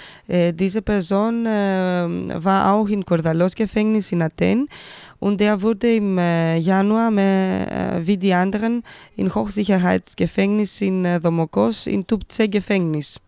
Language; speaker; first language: German; non-native, fluent; Greek